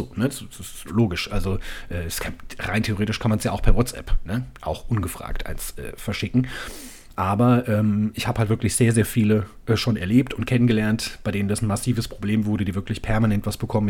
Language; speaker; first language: German; native; German